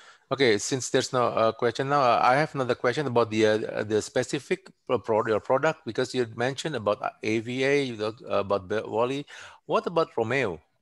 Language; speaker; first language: English; non-native, fluent; Indonesian